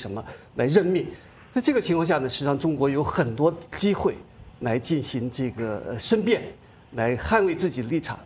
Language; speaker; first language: Chinese; native; Chinese